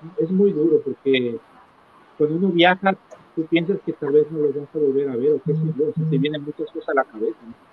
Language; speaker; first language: Spanish; native; Spanish